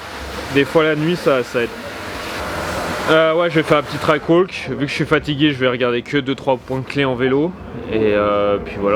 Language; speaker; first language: French; native; French